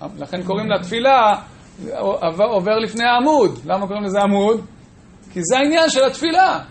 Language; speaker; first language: Hebrew; native; Hebrew